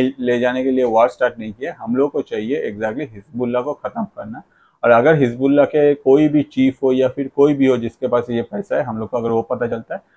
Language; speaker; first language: Hindi; non-native, local second language; Bangla